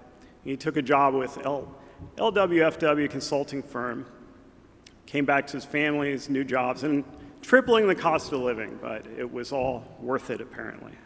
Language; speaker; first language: English; native; English